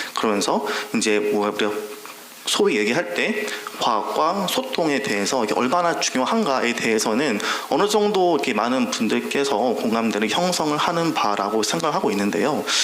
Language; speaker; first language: Korean; native; Korean